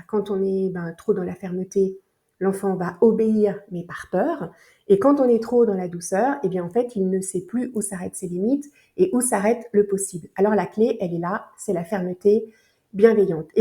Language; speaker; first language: French; native; French